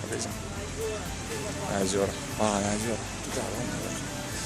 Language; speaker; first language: Russian; native; Russian